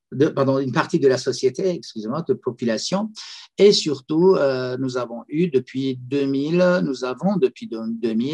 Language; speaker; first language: French; non-native, fluent; Persian